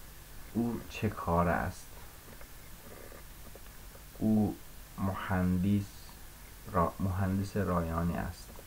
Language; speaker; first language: Persian; non-native, fluent; Azerbaijani